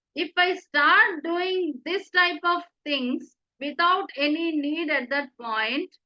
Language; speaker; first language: English; non-native, local second language; Telugu